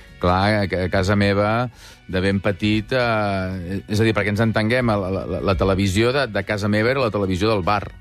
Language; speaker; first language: Catalan; native; Catalan